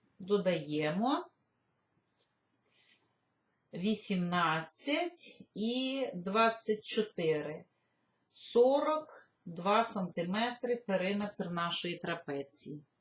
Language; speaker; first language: Ukrainian; native; Ukrainian